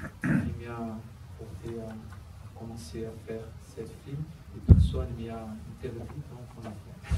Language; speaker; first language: French; non-native, learner; Portuguese